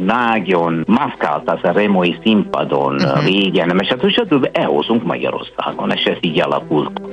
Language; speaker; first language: Hungarian; non-native, fluent; Italian